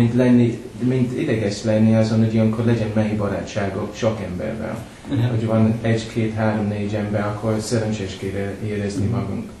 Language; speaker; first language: Hungarian; non-native, learner; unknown